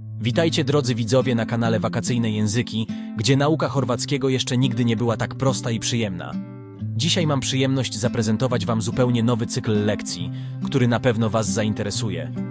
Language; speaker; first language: Polish; native; Polish